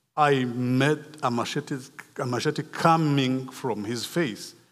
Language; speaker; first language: English; non-native, local second language; Kinyarwanda